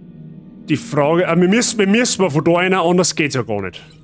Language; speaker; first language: German; native; German